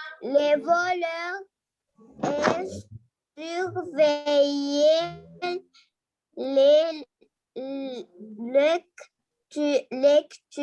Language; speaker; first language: French; non-native, learner; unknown